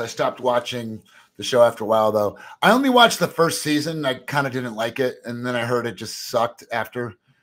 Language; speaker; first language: English; native; English